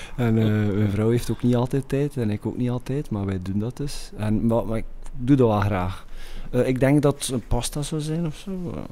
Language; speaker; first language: Dutch; native; Dutch